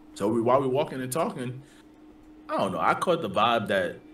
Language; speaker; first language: English; native; English